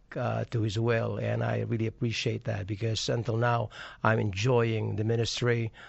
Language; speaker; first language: English; non-native, local second language; Filipino